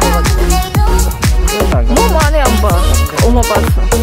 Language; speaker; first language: Korean; non-native, learner; Filipino